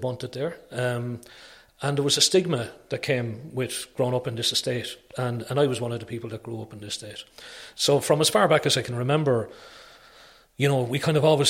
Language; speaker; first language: English; native; English